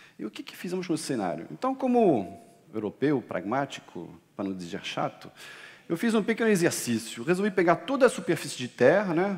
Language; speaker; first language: Portuguese; non-native, fluent; French